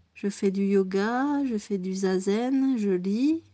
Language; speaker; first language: French; native; French